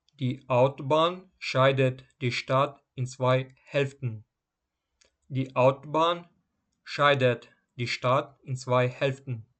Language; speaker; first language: German; non-native, fluent; Ukrainian